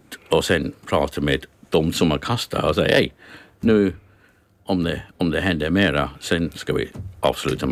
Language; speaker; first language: Swedish; non-native, learner; English